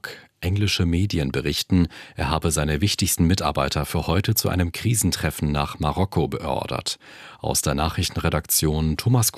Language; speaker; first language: German; native; German